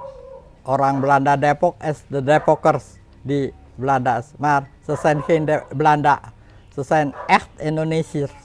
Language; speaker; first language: Dutch; non-native, fluent; Indonesian